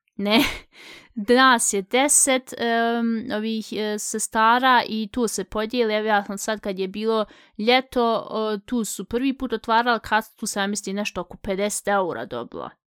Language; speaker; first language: Bosnian; early bilingual, heritage; Bosnian